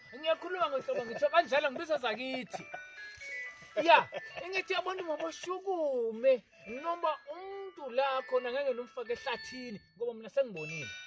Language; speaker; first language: Zulu; non-native, local second language; Xhosa